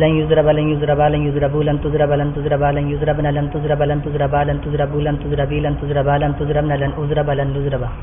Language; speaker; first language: Arabic; non-native, learner; Urdu